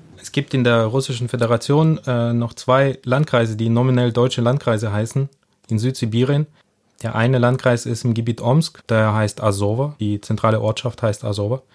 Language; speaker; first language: German; early bilingual, other home language; Russian